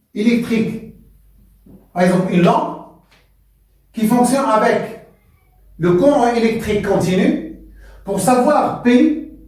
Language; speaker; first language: French; non-native, local second language; Arabic